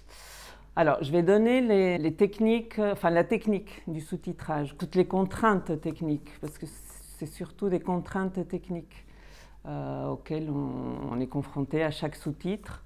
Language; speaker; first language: French; native; French